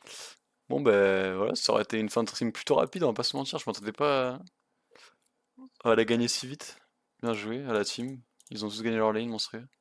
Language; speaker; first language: French; native; French